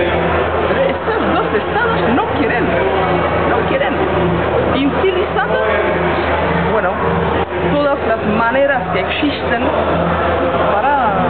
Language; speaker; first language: Spanish; non-native, learner; French